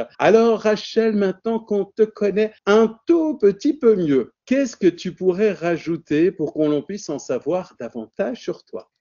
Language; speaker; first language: French; native; French